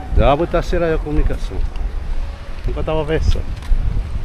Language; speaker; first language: Finnish; non-native, learner; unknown